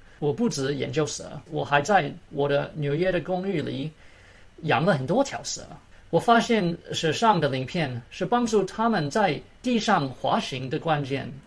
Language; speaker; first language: Chinese; early bilingual, heritage; Chinese